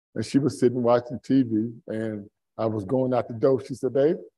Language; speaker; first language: English; native; English